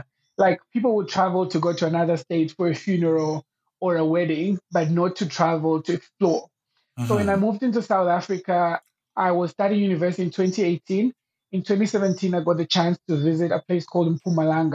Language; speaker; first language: English; non-native, local second language; Swahili